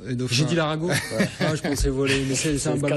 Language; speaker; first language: French; native; French